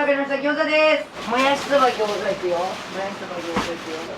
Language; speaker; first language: Japanese; native; Japanese